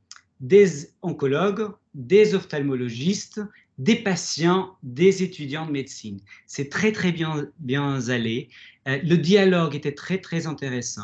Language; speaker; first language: French; non-native, fluent; Portuguese